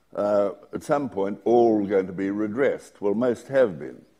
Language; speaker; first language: English; native; English